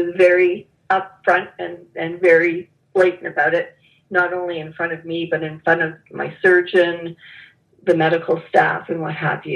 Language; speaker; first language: English; native; English